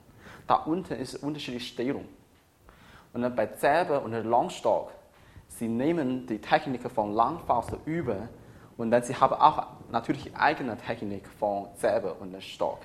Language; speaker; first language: German; non-native, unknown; Chinese